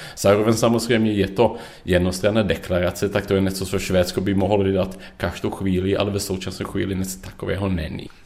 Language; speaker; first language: Czech; non-native, fluent; Swedish